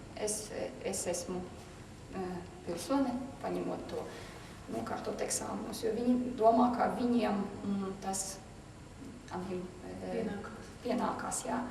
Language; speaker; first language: Latvian; non-native, local second language; Russian